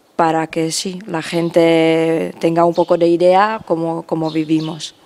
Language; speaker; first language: Spanish; non-native, fluent; Czech